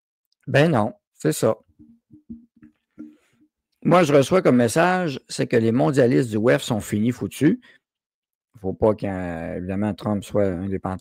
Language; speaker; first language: French; native; French